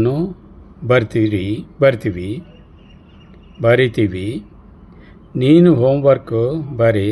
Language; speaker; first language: Kannada; non-native, learner; Telugu